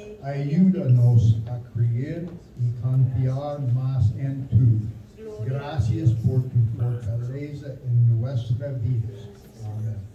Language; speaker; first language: Spanish; non-native, learner; German